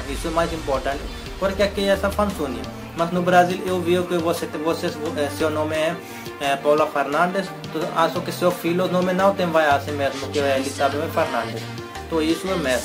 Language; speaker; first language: Portuguese; non-native, learner; Hindi